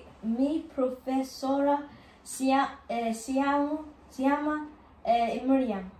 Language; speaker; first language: Spanish; non-native, learner; Arabic